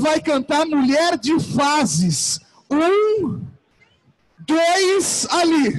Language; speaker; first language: Portuguese; native; Portuguese